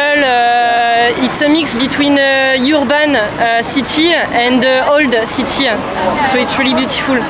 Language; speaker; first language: English; non-native, fluent; French